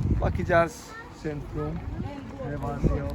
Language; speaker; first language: Turkish; non-native, learner; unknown